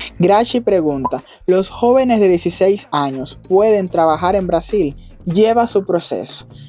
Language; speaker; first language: Spanish; native; Spanish